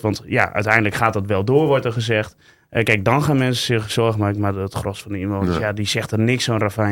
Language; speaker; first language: Dutch; native; Dutch